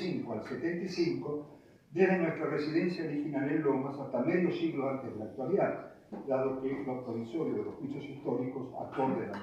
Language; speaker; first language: Spanish; native; Spanish